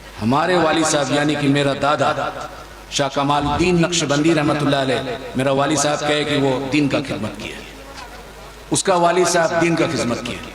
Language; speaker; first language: Hindi; non-native, fluent; Chinese